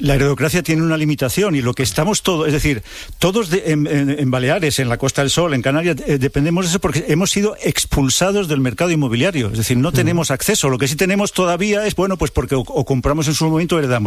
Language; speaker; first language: Spanish; native; Spanish